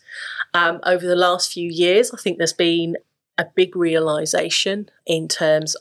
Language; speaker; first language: English; native; English